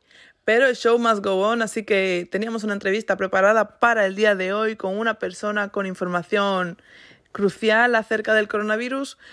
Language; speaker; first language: Spanish; native; Spanish